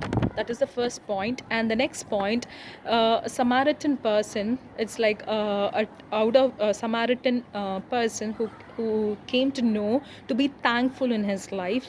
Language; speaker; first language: English; non-native, local second language; Tamil